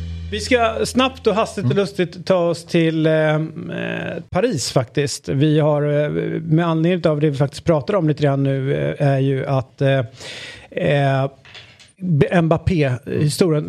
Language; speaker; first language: Swedish; native; Swedish